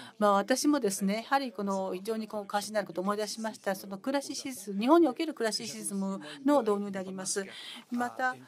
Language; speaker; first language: Japanese; non-native, fluent; French